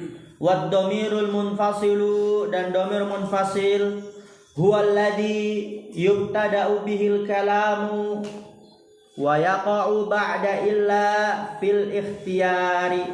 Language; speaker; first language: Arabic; non-native, fluent; Indonesian